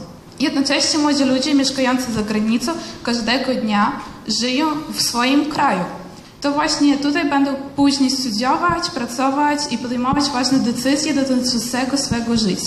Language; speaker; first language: Polish; early bilingual, heritage; Polish